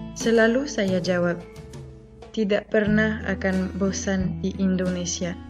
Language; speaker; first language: Indonesian; non-native, fluent; French